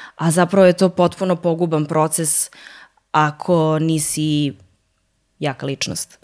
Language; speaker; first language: Serbian; early bilingual, heritage; Serbian